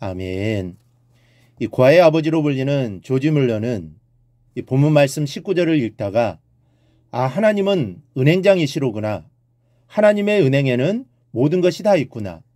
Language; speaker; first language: Korean; native; Korean